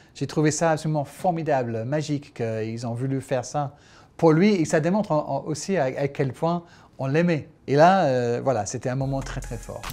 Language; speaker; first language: French; non-native, fluent; English